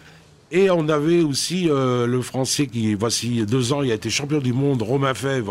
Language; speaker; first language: French; native; French